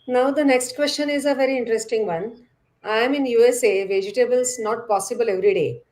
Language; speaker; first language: English; non-native, local second language; Marathi